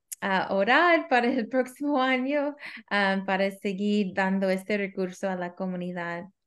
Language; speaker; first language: Spanish; early bilingual, heritage; Spanish